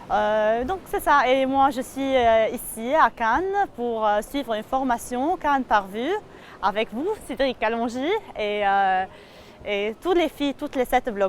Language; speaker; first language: French; non-native, local second language; Arabic